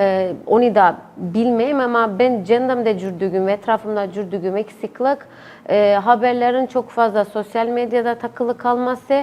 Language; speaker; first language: Turkish; non-native, local second language; Albanian